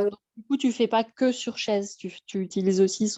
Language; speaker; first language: French; native; French